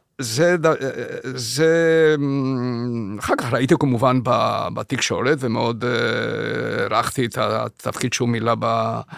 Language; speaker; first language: Hebrew; early bilingual, other home language; Spanish